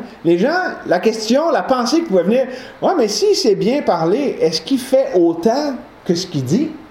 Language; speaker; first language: French; native; French